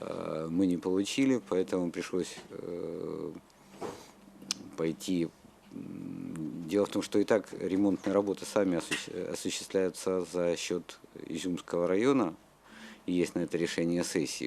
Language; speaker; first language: Russian; native; Russian